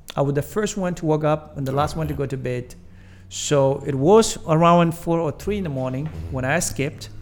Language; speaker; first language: English; non-native, fluent; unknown